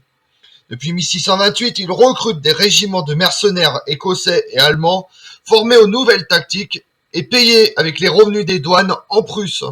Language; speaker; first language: French; native; French